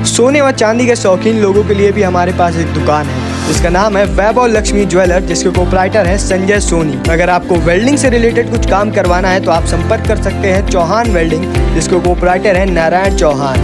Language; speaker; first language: Hindi; native; Hindi